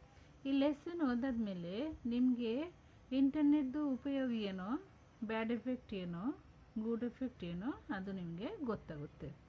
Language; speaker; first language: Kannada; non-native, fluent; Hindi